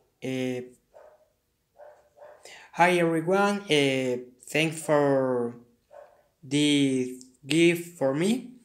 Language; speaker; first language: English; non-native, learner; Spanish